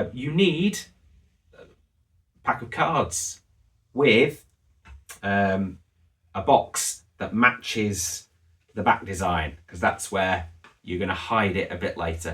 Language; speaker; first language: English; native; English